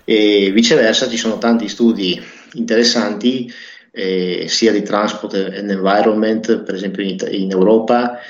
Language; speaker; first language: Italian; native; Italian